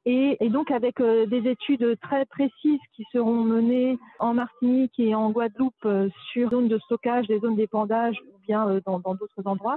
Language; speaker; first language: French; native; French